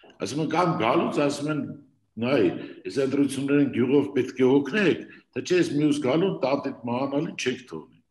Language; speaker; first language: Armenian; native; Armenian